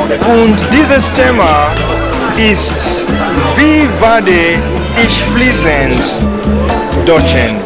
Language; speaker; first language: German; non-native, learner; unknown